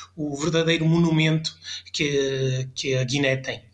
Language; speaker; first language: Portuguese; early bilingual, other home language; French